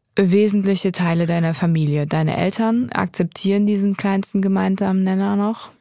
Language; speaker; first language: German; native; German